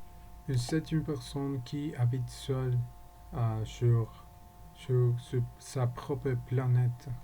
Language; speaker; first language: French; non-native, learner; Spanish